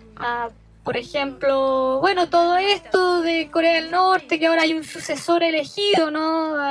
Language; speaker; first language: Spanish; non-native, fluent; Korean